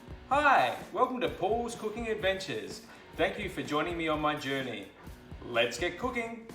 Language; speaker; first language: English; native; English